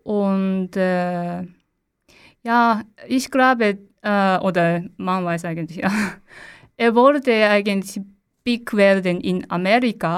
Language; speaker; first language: German; non-native, learner; Japanese